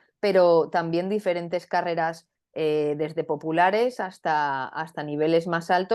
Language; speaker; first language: Spanish; native; Spanish